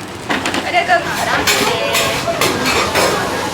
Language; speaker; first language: Japanese; native; Japanese